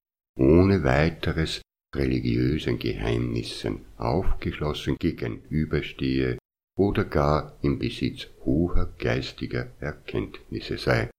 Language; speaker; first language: German; native; German